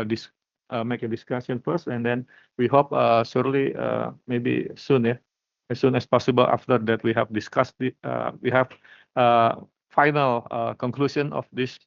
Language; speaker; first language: English; non-native, learner; Indonesian